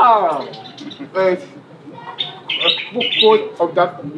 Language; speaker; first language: English; non-native, learner; French